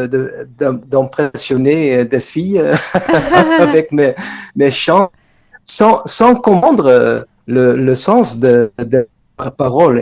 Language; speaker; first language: French; non-native, fluent; Dutch